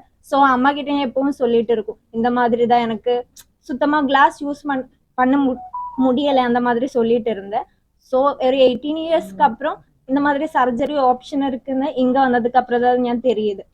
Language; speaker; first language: Tamil; non-native, learner; Malayalam